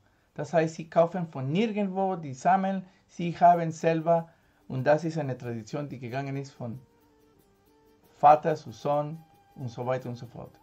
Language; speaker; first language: German; non-native, fluent; Spanish